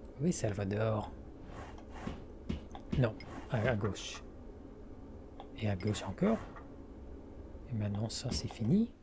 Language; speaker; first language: French; non-native, learner; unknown